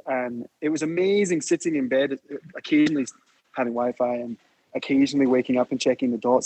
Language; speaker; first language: English; native; English